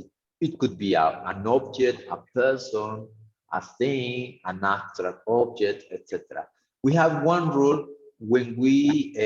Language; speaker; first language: English; non-native, fluent; Spanish